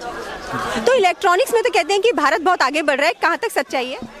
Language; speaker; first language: Hindi; native; Hindi